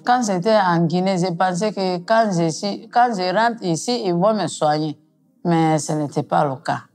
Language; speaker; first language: French; non-native, local second language; Mandingo